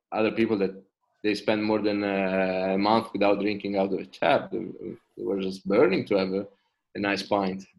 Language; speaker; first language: English; non-native, fluent; Italian